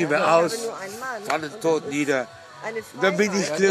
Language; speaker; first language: German; non-native, fluent; Dutch